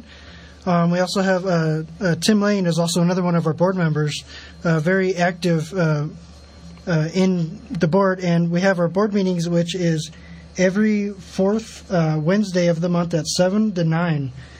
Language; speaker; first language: English; native; English